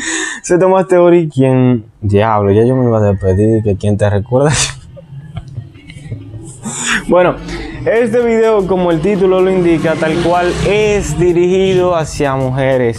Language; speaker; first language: Spanish; native; Spanish